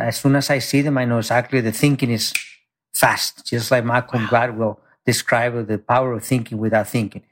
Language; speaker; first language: English; early bilingual, other home language; Spanish